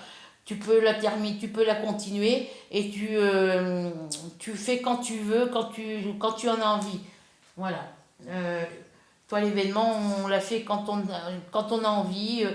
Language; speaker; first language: French; native; French